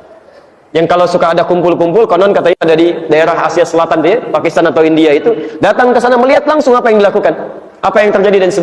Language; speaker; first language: Indonesian; native; Indonesian